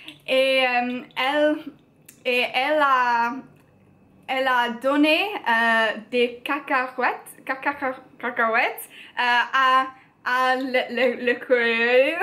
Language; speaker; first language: French; non-native, learner; English